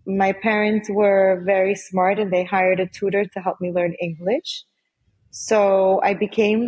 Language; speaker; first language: English; early bilingual, other home language; Spanish